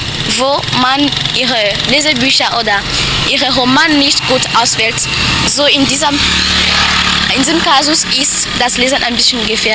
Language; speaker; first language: German; non-native, learner; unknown